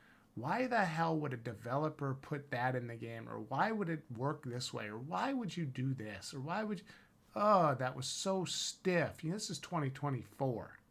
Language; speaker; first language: English; native; English